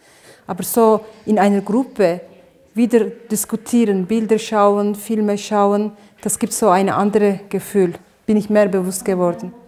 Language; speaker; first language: German; non-native, fluent; Turkish